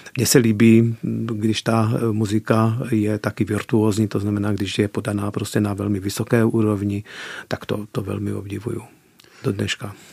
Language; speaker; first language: Czech; early bilingual, heritage; Czech